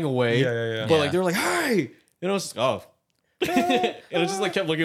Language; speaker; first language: English; native; English